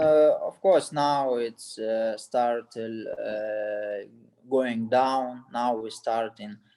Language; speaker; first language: English; non-native, learner; Russian